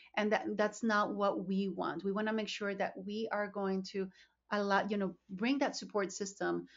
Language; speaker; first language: English; non-native, fluent; Spanish